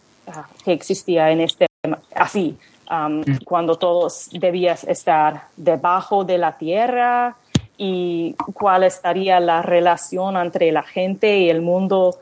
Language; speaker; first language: Spanish; non-native, learner; English